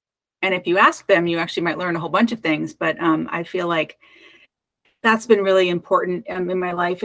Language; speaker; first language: English; native; English